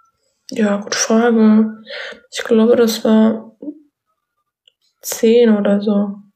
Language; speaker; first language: German; early bilingual, other home language; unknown